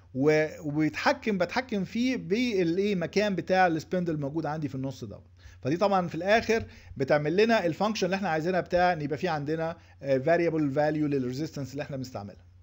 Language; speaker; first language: Arabic; native; Arabic